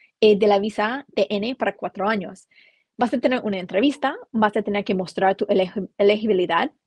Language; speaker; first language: Spanish; non-native, fluent; English